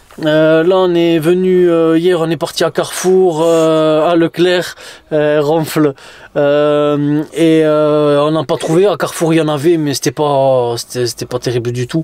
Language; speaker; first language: French; native; French